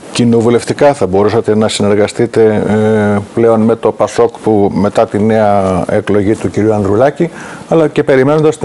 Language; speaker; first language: Greek; native; Greek